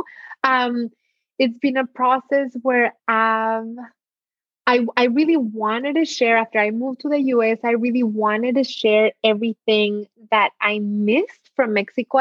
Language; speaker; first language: English; non-native, fluent; Spanish